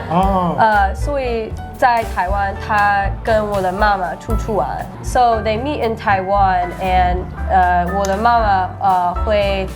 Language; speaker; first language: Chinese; early bilingual, heritage; English